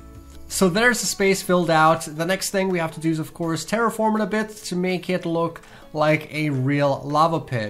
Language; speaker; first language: English; native; English